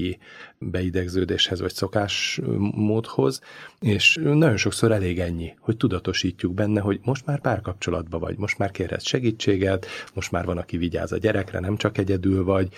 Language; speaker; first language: Hungarian; native; Hungarian